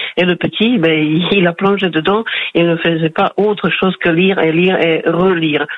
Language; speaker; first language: French; non-native, fluent; Slovak